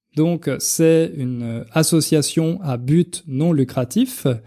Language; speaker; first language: French; native; French